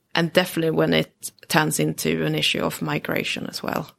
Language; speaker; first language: English; early bilingual, other home language; Swedish